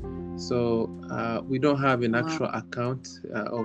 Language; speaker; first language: English; non-native, local second language; Kinyarwanda